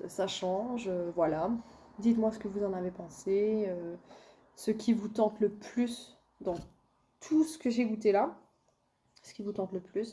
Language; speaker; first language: French; native; French